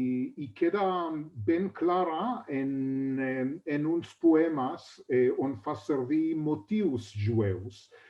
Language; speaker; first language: Catalan; non-native, fluent; Hebrew